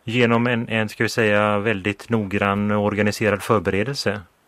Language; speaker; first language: Swedish; native; Swedish